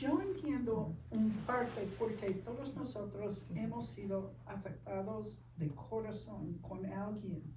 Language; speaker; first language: Spanish; early bilingual, heritage; Spanish